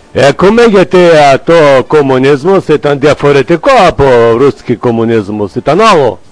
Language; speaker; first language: Greek; non-native, learner; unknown